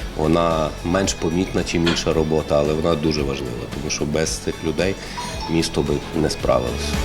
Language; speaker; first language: Ukrainian; native; Ukrainian